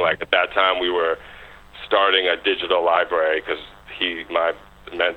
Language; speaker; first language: English; native; English